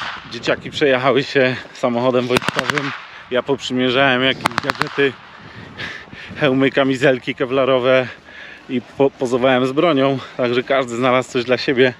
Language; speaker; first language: Polish; native; Polish